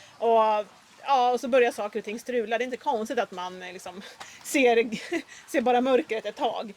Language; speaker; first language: Swedish; native; Swedish